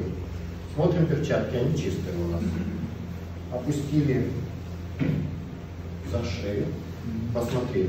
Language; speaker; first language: Russian; native; Russian